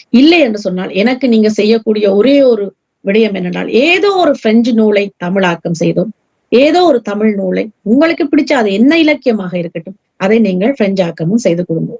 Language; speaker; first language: Tamil; early bilingual, heritage; Tamil